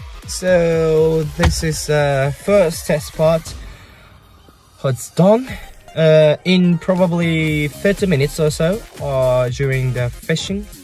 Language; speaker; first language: English; non-native, fluent; Japanese